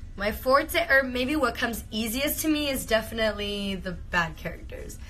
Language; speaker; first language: English; early bilingual, heritage; Spanish